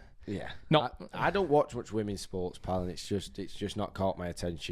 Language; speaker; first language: English; native; English